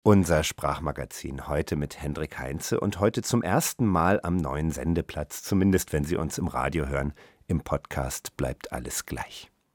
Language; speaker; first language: German; native; German